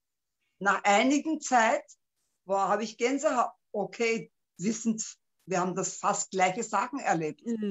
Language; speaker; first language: German; non-native, local second language; Turkish